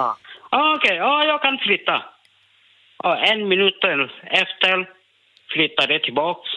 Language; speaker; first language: Swedish; non-native, learner; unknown